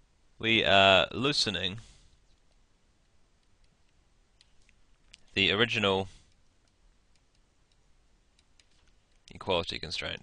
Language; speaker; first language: English; native; English